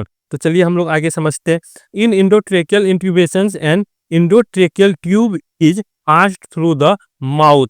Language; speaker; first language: Hindi; native; Hindi